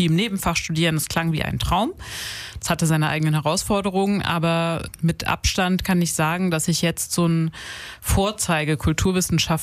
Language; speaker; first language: German; native; German